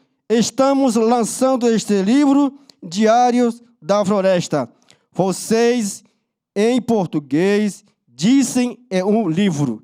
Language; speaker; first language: Portuguese; non-native, local second language; Yanomámi